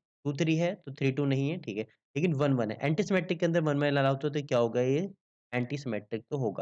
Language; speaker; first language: Hindi; native; Hindi